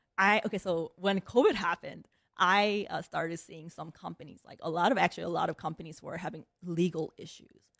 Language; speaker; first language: English; early bilingual, other home language; Korean